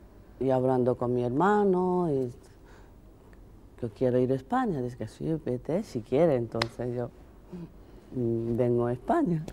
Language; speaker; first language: Spanish; non-native, learner; Japanese